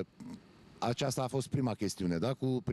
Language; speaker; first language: Romanian; native; Romanian